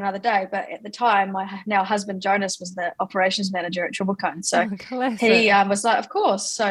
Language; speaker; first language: English; native; English